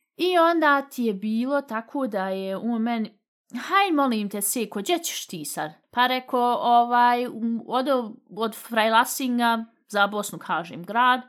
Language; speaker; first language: Bosnian; early bilingual, heritage; Bosnian